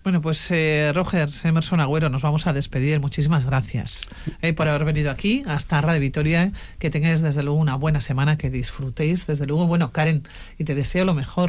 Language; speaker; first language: Spanish; native; Spanish